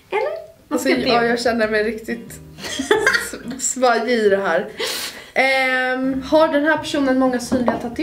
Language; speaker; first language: Swedish; native; Swedish